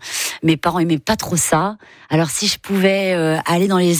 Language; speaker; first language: French; native; French